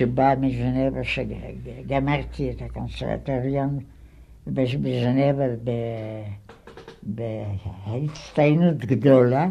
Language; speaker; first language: Hebrew; non-native, fluent; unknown